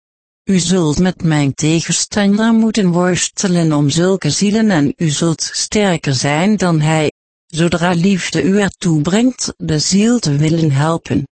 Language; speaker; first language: Dutch; native; Dutch